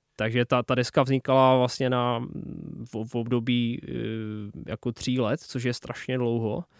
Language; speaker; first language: Czech; non-native, local second language; Polish